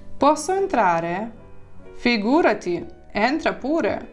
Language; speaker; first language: Italian; non-native, fluent; Ukrainian